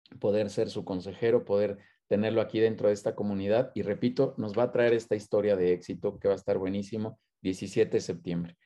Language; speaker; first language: Spanish; native; Spanish